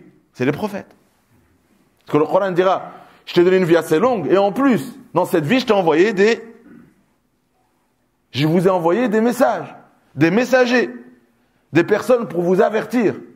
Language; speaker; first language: French; native; French